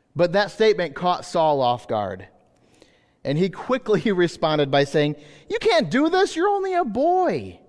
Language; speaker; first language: English; native; English